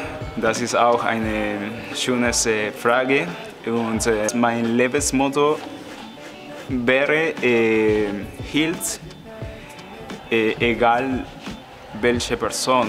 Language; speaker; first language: German; non-native, learner; Spanish